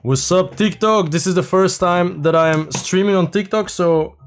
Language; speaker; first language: English; non-native, fluent; Dutch